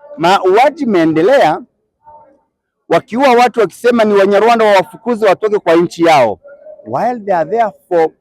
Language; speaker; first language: Swahili; non-native, local second language; Kinyarwanda